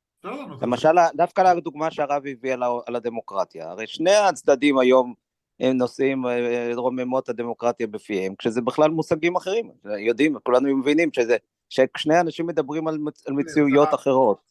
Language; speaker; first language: Hebrew; native; Hebrew